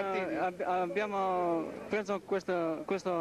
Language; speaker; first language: Italian; non-native, learner; Albanian